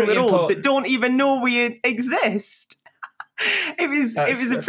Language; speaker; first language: English; native; English